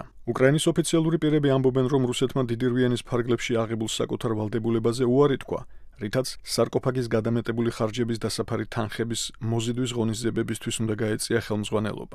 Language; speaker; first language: Georgian; native; Georgian